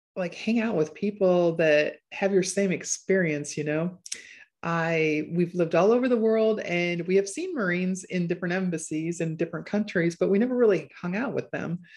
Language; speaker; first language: English; native; English